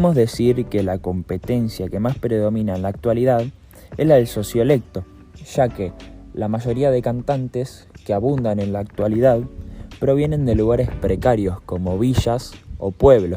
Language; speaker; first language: Spanish; native; Spanish